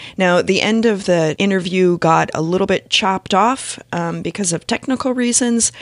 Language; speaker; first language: English; native; English